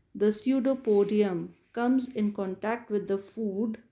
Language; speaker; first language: English; non-native, local second language; Hindi